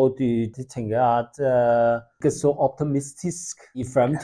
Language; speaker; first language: Norwegian; non-native, learner; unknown